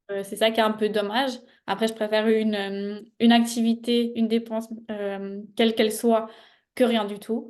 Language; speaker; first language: French; native; French